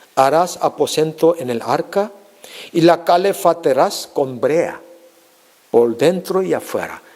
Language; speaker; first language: Spanish; non-native, fluent; Korean